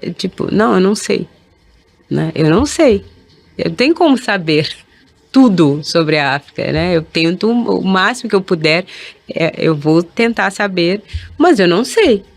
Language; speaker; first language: Portuguese; early bilingual, other home language; Kabuverdianu